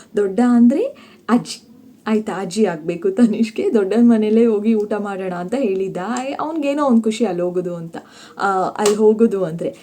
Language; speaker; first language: Kannada; non-native, local second language; Tulu